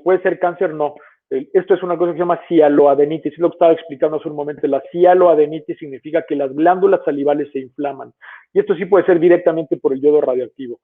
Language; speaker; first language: Spanish; native; Spanish